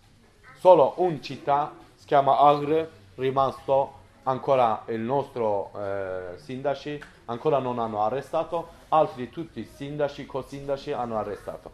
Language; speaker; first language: Italian; non-native, learner; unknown